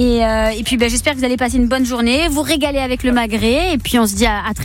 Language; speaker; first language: French; native; French